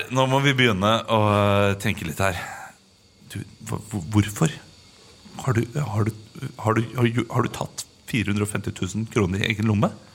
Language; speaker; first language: Norwegian; native; Norwegian